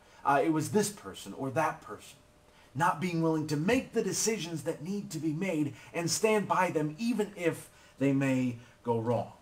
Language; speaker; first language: English; native; English